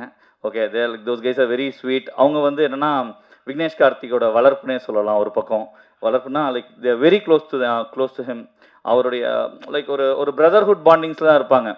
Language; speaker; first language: Tamil; native; Tamil